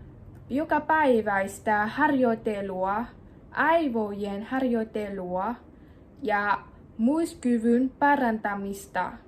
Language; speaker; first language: Finnish; non-native, learner; Vietnamese